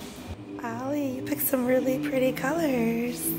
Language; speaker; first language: English; native; English